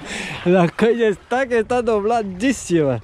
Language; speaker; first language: Spanish; non-native, learner; Portuguese